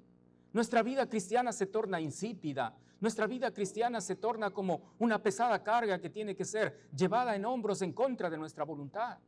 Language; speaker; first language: Spanish; native; Spanish